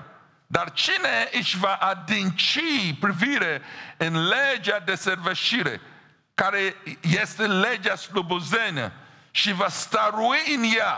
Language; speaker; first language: Romanian; non-native, fluent; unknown